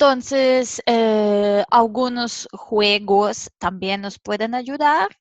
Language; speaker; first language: Spanish; non-native, fluent; Serbian